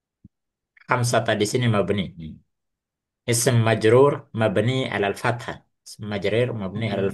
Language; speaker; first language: Arabic; non-native, fluent; Indonesian